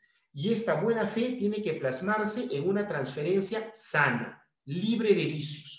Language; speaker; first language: Spanish; native; Spanish